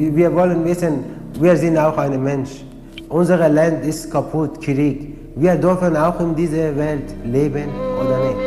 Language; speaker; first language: German; non-native, learner; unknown